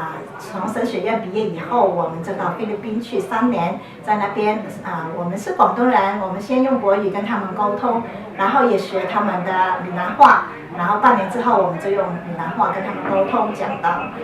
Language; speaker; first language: Chinese; non-native, local second language; Cantonese